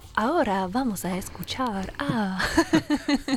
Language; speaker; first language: Spanish; non-native, fluent; English